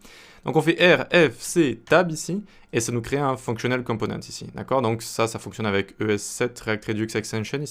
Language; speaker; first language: French; native; French